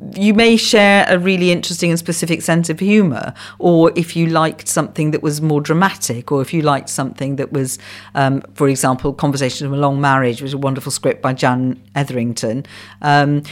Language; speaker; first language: English; non-native, local second language; Welsh